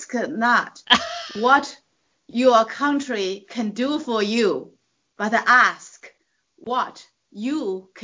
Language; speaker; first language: English; non-native, fluent; Chinese